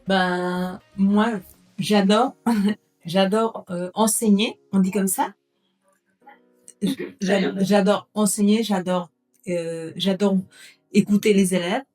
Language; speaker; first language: French; non-native, fluent; Spanish